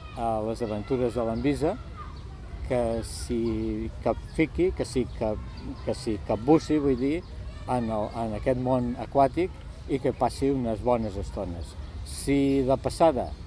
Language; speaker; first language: Catalan; native; Catalan